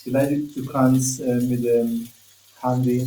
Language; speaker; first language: German; non-native, learner; Spanish